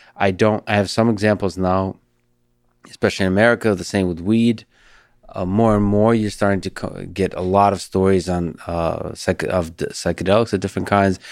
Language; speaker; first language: English; early bilingual, other home language; Russian